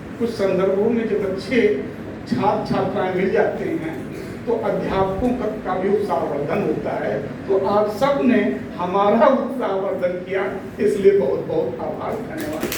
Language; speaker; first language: Hindi; native; Hindi